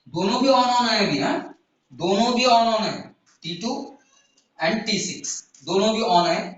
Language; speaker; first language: Hindi; non-native, local second language; Marathi